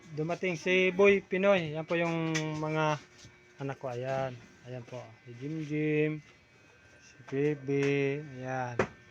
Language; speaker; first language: Filipino; native; Filipino